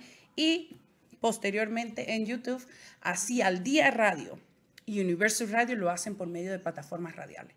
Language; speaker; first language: Spanish; native; Spanish